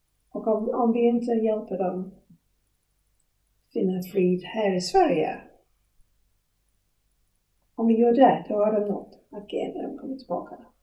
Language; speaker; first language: Swedish; non-native, fluent; English